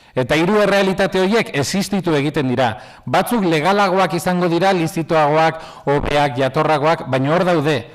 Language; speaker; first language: Basque; non-native, local second language; Spanish